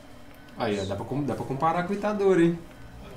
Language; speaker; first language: Portuguese; native; Portuguese